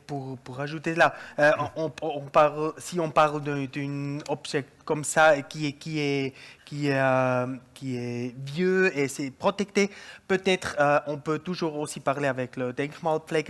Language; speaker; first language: French; non-native, local second language; German